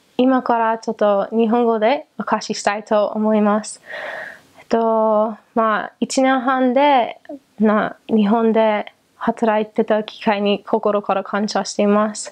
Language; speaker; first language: Japanese; non-native, learner; English